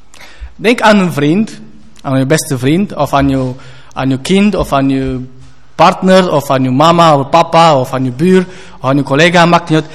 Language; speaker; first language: Dutch; non-native, fluent; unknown